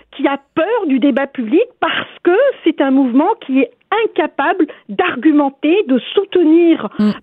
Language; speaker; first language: French; non-native, local second language; Arabic